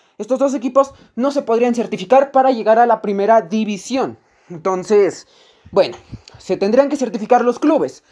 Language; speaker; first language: Spanish; native; Spanish